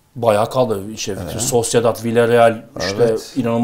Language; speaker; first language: Turkish; native; Turkish